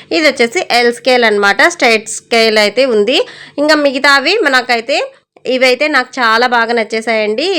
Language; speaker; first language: Telugu; non-native, local second language; Urdu